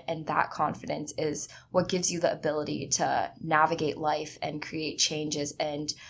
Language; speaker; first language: English; early bilingual, other home language; Chinese